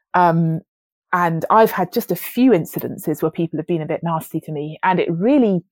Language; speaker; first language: English; native; English